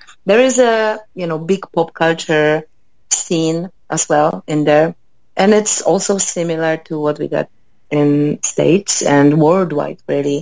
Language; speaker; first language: English; non-native, fluent; Polish